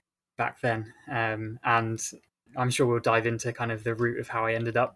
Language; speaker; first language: English; native; English